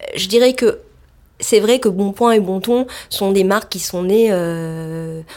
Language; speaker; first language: French; native; French